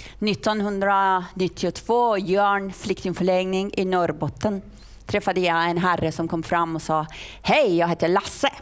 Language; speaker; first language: Swedish; non-native, fluent; Persian